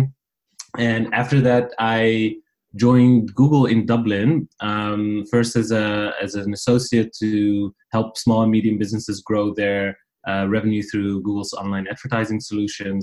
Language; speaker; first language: English; non-native, fluent; Riffian